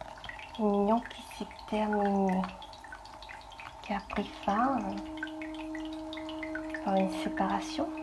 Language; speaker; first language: French; non-native, fluent; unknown